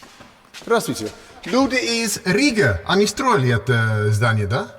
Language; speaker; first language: Russian; non-native, learner; English